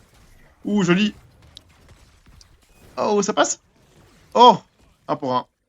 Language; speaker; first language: French; native; French